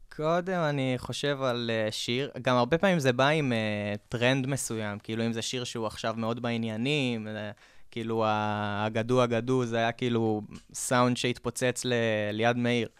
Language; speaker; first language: Hebrew; native; Hebrew